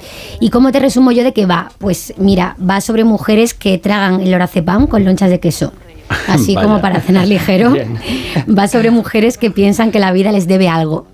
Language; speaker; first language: Spanish; native; Spanish